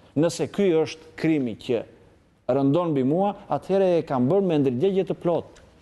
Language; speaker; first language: Albanian; non-native, local second language; Greek